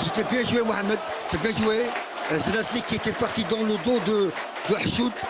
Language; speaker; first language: French; non-native, local second language; Arabic